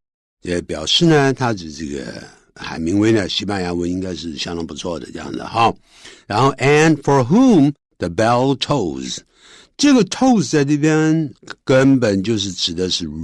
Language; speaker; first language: Chinese; native; Chinese